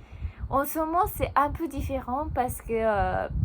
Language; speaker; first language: French; non-native, learner; Japanese